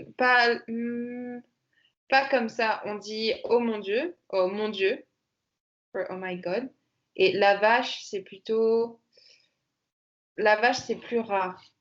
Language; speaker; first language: French; native; French